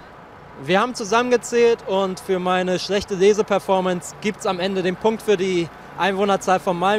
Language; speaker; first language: German; native; German